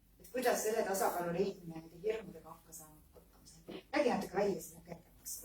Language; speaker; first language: Estonian; native; Estonian